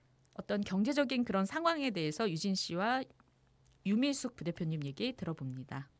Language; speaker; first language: Korean; native; Korean